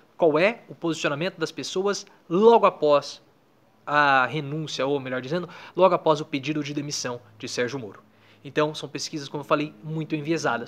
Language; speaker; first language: Portuguese; native; Portuguese